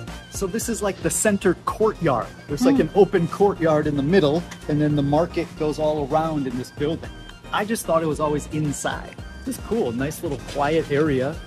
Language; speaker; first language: English; native; English